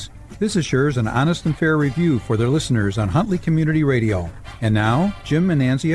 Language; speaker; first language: English; native; English